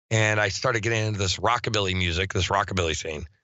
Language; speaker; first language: English; native; English